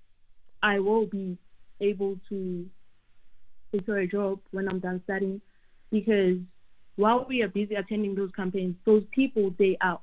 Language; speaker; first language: English; non-native, local second language; Tswana